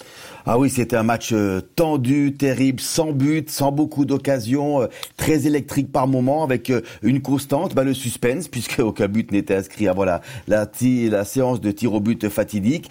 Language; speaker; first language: French; native; French